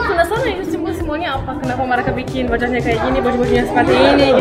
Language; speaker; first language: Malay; non-native, fluent; Turkish